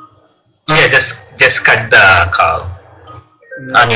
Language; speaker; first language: English; non-native, learner; Telugu